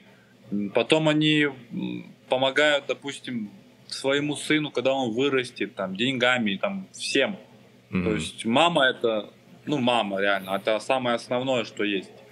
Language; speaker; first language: Russian; non-native, local second language; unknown